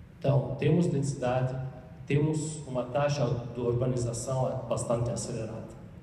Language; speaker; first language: Portuguese; non-native, fluent; Arabic